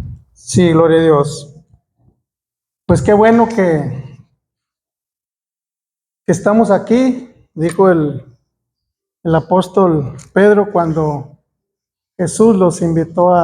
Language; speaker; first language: Spanish; native; Spanish